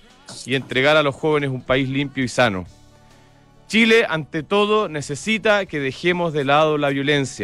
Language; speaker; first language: Spanish; native; Spanish